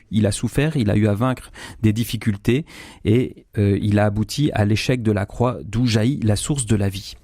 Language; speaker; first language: French; native; French